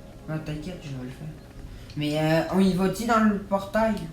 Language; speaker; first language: French; native; French